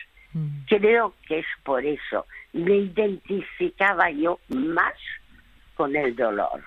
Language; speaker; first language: Spanish; early bilingual, other home language; French